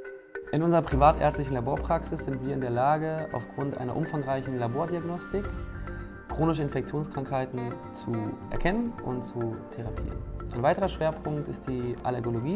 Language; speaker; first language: German; native; German